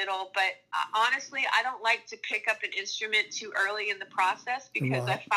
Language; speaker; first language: English; native; English